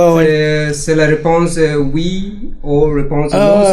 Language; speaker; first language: French; non-native, learner; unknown